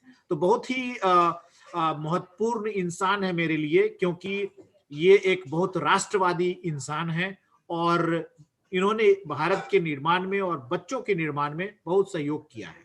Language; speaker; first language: Hindi; native; Hindi